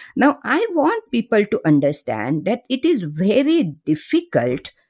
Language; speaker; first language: English; non-native, local second language; Marathi